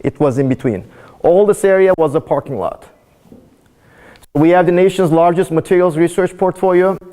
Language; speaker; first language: English; non-native, fluent; Turkish